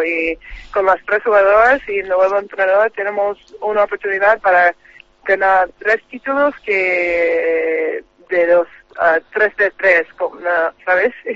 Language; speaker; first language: Spanish; non-native, learner; English